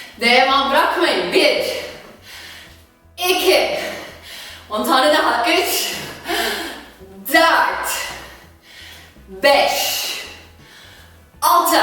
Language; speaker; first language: Turkish; non-native, fluent; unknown